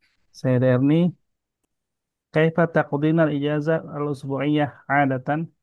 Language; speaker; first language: Arabic; non-native, fluent; Indonesian